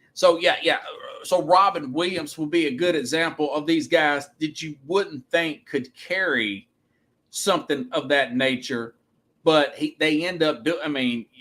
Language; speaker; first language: English; native; English